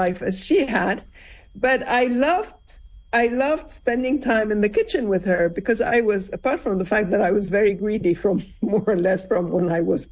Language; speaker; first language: English; non-native, fluent; Arabic